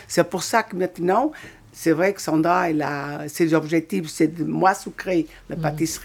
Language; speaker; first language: French; non-native, fluent; Portuguese